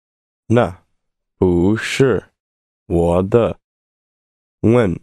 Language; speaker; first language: Chinese; non-native, learner; English